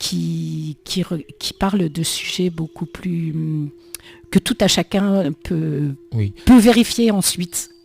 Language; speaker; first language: French; native; French